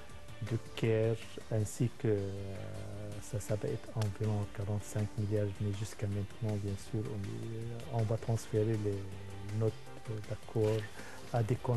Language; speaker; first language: French; non-native, fluent; Arabic